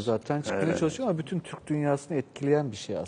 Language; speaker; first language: Turkish; native; Turkish